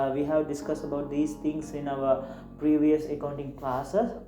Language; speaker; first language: English; non-native, local second language; Tamil